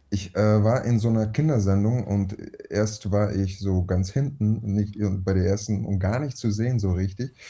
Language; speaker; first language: German; early bilingual, other home language; Russian